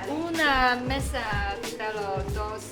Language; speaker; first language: Spanish; non-native, learner; Chinese